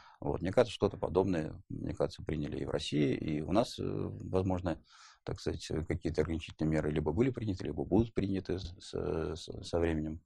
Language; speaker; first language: Russian; native; Russian